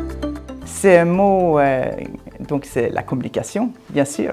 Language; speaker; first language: French; non-native, fluent; Swedish